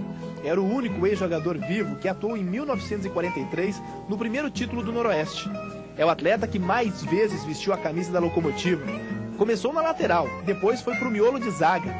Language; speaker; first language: Portuguese; native; Portuguese